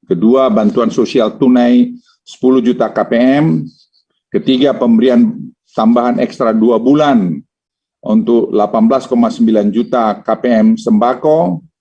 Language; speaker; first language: Indonesian; native; Indonesian